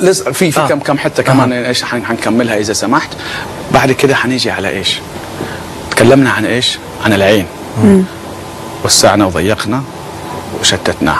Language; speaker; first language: Arabic; native; Arabic